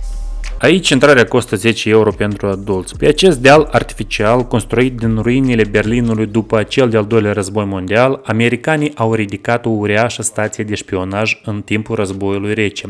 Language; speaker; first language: Romanian; native; Romanian